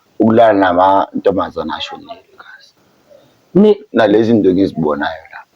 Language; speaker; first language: Zulu; non-native, local second language; Tswana